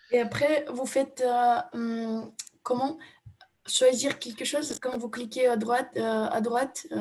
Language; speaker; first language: French; non-native, fluent; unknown